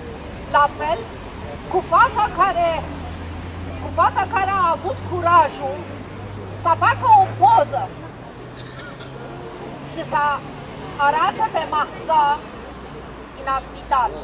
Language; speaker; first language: Romanian; non-native, fluent; Persian